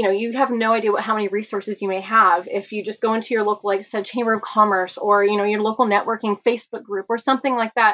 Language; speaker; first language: English; native; English